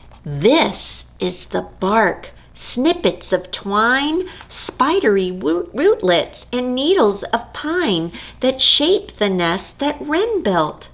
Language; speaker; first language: English; native; English